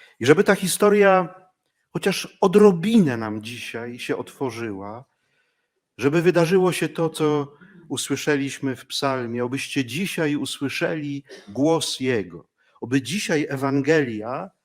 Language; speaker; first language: Polish; native; Polish